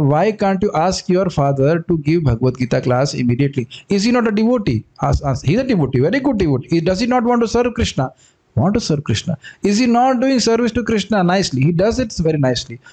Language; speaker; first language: English; non-native, local second language; Hindi